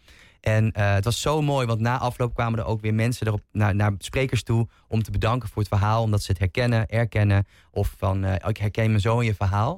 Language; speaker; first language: Dutch; native; Dutch